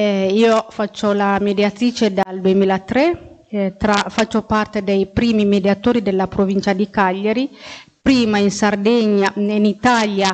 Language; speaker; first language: Italian; non-native, fluent; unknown